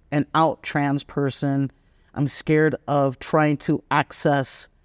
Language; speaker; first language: English; native; English